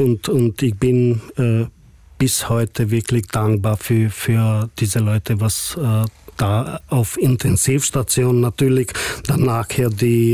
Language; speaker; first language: German; non-native, learner; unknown